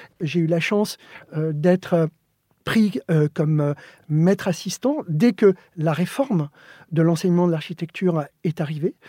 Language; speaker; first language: French; early bilingual, other home language; Spanish